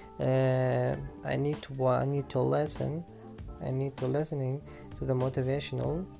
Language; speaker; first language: English; non-native, learner; Arabic